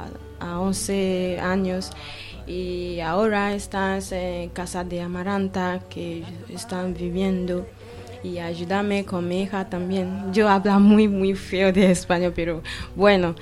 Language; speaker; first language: Spanish; non-native, learner; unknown